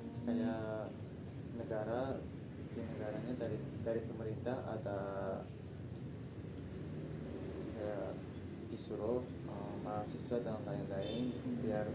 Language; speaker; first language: Indonesian; non-native, learner; Tajik